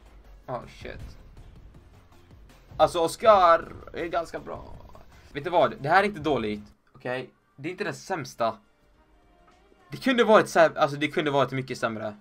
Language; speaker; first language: Swedish; native; Swedish